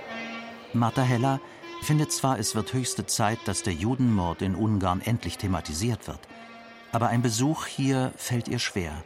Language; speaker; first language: German; native; German